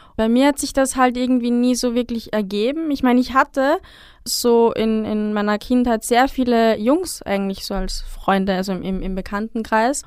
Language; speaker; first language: German; native; German